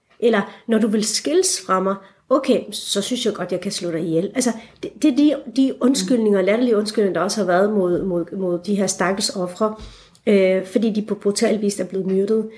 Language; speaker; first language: Danish; early bilingual, other home language; Turkish